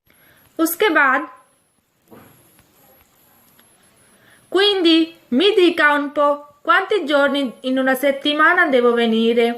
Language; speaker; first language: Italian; non-native, fluent; Urdu